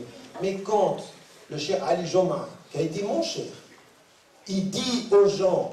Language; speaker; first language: French; native; French